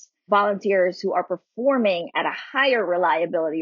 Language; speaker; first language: English; non-native, local second language; Filipino